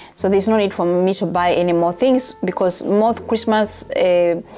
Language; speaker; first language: English; non-native, local second language; Ganda